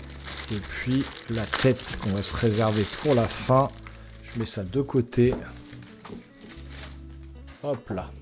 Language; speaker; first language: French; native; French